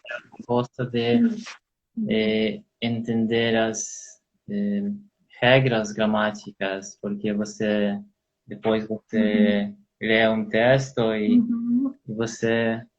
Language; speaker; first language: Portuguese; non-native, learner; Polish